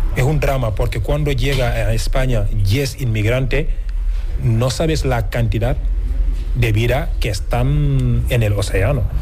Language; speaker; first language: Spanish; non-native, fluent; Wolof